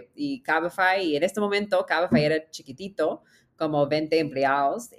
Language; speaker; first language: Spanish; non-native, fluent; English